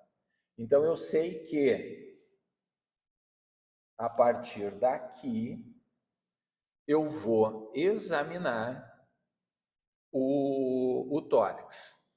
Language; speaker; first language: Portuguese; native; Portuguese